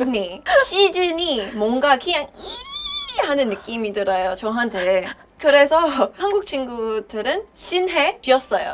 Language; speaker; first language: Korean; non-native, learner; English